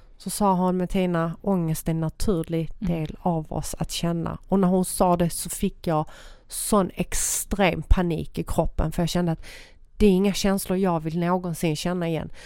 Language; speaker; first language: Swedish; early bilingual, other home language; Persian